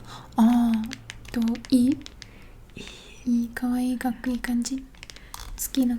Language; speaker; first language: Japanese; non-native, learner; English